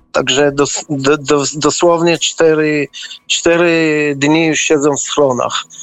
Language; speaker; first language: Polish; early bilingual, heritage; Polish